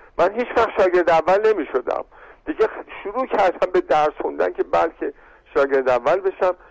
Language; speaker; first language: Persian; native; Persian